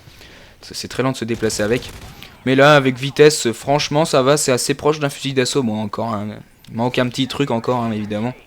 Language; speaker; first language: French; native; French